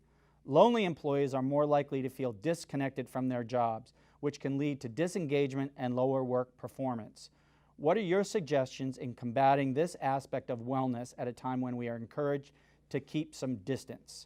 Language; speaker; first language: English; native; English